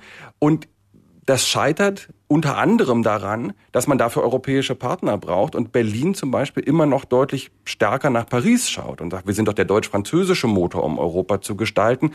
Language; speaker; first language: German; native; German